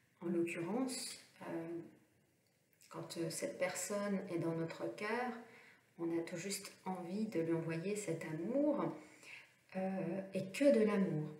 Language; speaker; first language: French; native; French